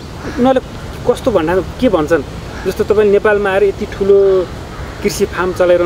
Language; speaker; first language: Nepali; native; Nepali